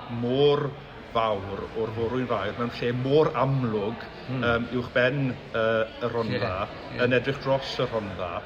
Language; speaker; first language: Welsh; native; Welsh